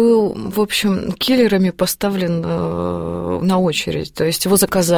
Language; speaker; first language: Russian; native; Russian